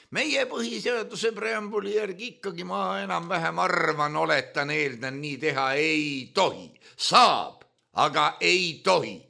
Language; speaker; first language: Estonian; native; Estonian